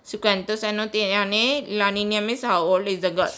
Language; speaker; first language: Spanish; non-native, learner; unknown